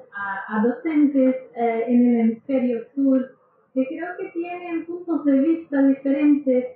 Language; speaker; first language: Spanish; non-native, fluent; English